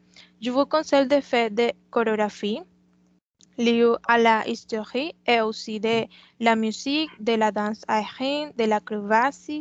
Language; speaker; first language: French; non-native, learner; Spanish